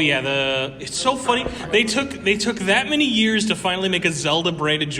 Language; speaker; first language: English; native; English